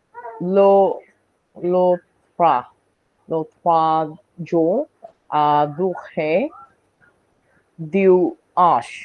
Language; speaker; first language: French; non-native, learner; Bangla